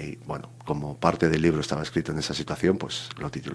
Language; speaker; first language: Spanish; native; Spanish